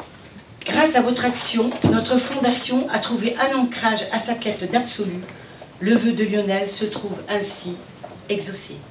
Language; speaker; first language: French; native; French